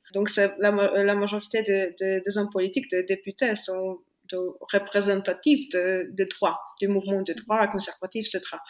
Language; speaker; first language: French; non-native, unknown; Polish